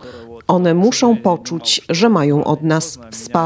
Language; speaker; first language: Polish; non-native, fluent; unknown